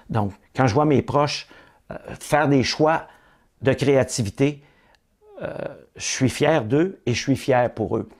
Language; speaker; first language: French; native; French